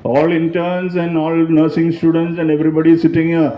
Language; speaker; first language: English; non-native, local second language; Malayalam